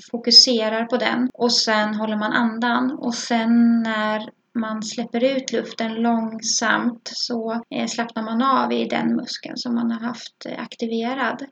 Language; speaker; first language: Swedish; native; Swedish